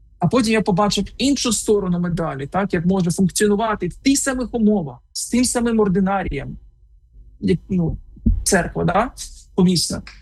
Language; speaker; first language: Ukrainian; native; Ukrainian